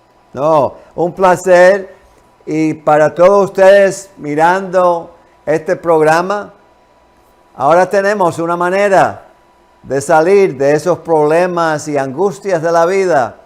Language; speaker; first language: Spanish; non-native, fluent; English